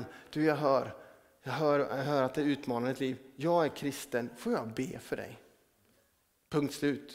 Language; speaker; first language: Swedish; native; Swedish